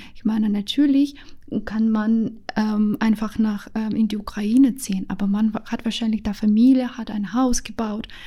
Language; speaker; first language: German; non-native, fluent; Russian